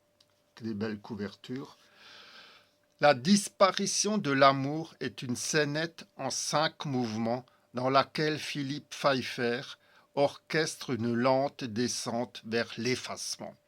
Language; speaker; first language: French; native; French